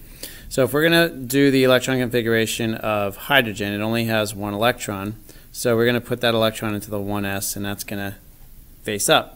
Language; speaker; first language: English; native; English